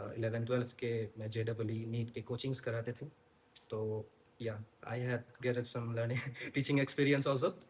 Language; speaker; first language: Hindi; non-native, local second language; Assamese